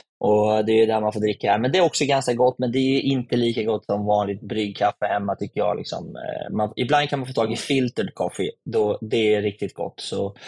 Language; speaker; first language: Swedish; native; Swedish